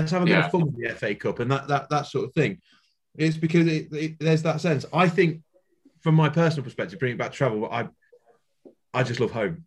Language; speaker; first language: English; native; English